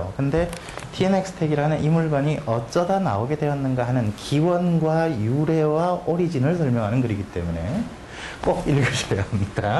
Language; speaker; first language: Korean; native; Korean